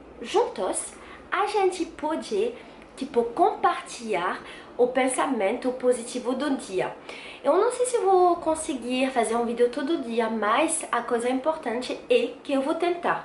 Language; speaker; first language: Portuguese; non-native, learner; French